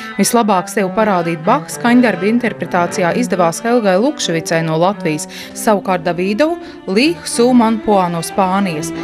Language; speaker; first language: Latvian; native; Latvian